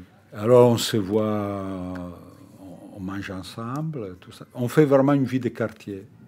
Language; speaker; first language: French; non-native, fluent; Italian